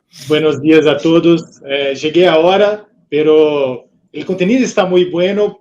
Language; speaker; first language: Spanish; non-native, fluent; Portuguese